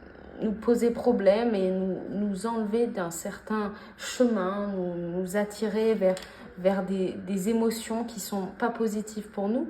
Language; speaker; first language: French; native; French